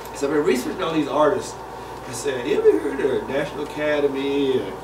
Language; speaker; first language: English; native; English